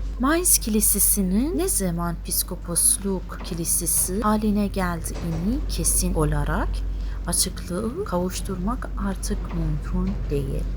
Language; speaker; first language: Turkish; non-native, fluent; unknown